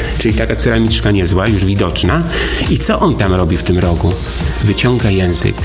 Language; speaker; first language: Polish; native; Polish